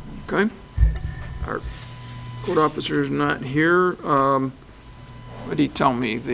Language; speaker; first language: English; native; English